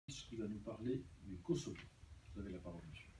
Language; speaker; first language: French; native; French